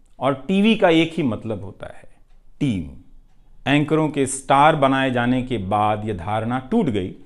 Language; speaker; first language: Hindi; non-native, local second language; Bhojpuri